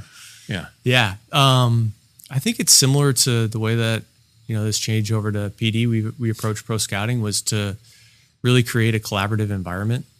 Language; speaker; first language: English; native; English